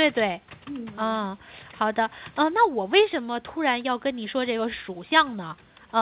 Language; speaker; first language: Chinese; native; Chinese